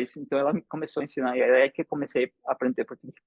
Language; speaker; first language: Portuguese; early bilingual, other home language; English